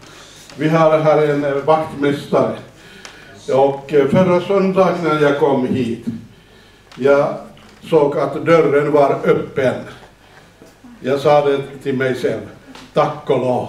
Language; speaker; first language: Swedish; non-native, fluent; Finnish